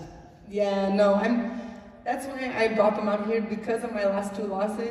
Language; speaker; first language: English; native; English